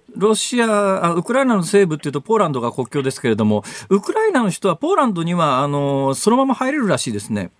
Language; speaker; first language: Japanese; native; Japanese